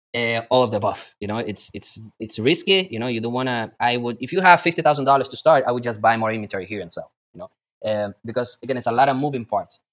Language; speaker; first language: English; non-native, fluent; Latvian